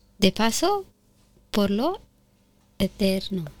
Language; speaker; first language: Spanish; non-native, learner; Urdu